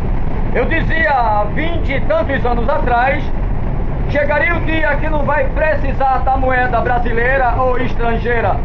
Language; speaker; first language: Portuguese; native; Portuguese